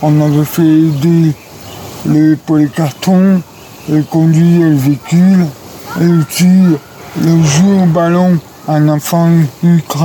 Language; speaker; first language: French; non-native, learner; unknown